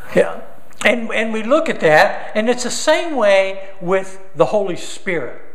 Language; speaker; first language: English; native; English